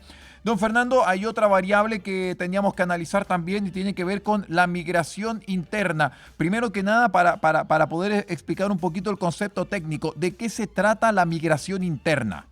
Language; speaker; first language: Spanish; native; Spanish